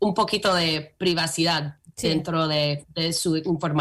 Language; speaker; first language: Spanish; early bilingual, heritage; Spanish